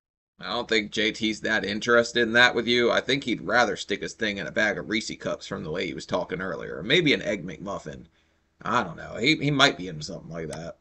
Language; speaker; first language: English; native; English